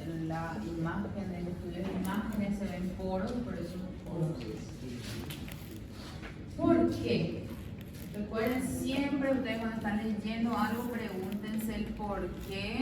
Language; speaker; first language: Spanish; native; Spanish